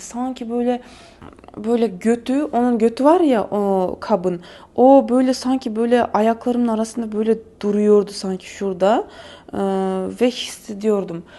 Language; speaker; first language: Turkish; non-native, fluent; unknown